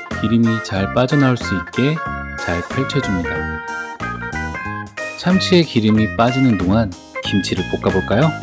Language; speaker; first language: Korean; native; Korean